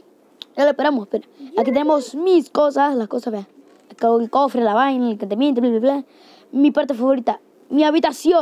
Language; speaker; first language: Spanish; native; Spanish